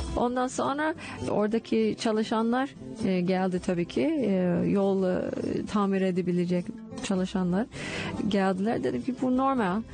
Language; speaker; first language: Turkish; non-native, fluent; English